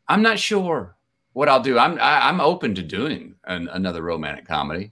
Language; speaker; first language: English; native; English